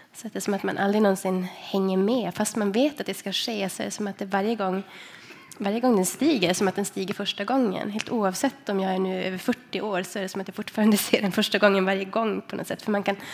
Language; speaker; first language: Swedish; native; Swedish